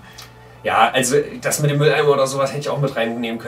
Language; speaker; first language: German; native; German